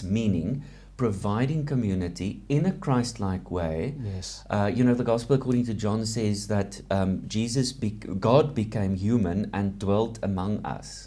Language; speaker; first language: English; non-native, local second language; Afrikaans